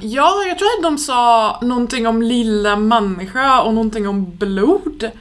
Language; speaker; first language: Swedish; non-native, fluent; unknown